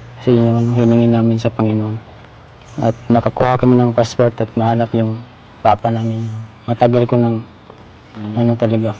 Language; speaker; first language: Filipino; non-native, local second language; Cebuano